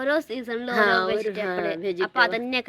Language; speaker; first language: Malayalam; early bilingual, other home language; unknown